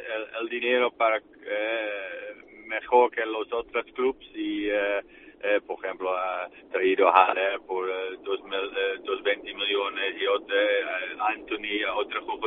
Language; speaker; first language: Spanish; non-native, fluent; Dutch